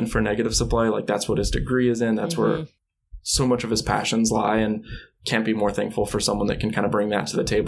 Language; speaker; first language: English; native; English